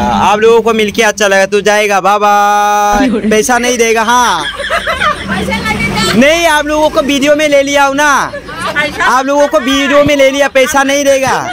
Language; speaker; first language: Hindi; non-native, local second language; Assamese